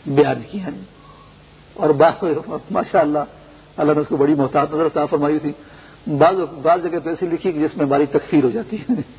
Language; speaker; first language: Urdu; non-native, local second language; Pashto